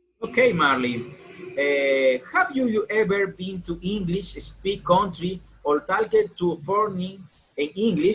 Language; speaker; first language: English; non-native, learner; Spanish